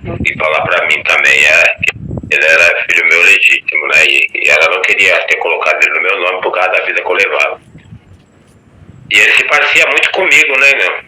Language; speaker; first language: Portuguese; native; Portuguese